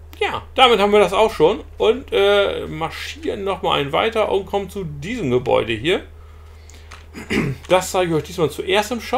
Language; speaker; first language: German; native; German